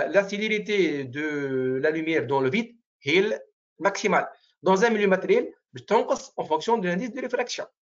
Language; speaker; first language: French; non-native, local second language; Arabic